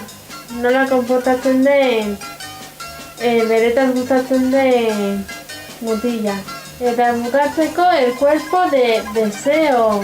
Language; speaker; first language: Basque; non-native, local second language; Spanish